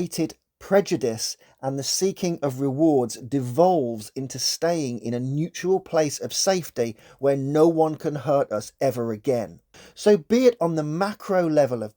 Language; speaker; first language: English; native; English